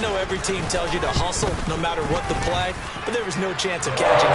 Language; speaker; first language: English; native; English